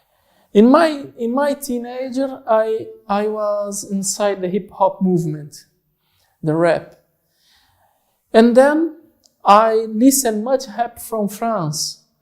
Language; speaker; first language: English; non-native, learner; Portuguese